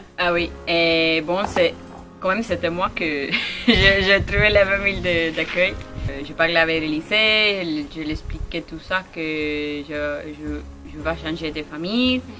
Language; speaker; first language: French; non-native, learner; Spanish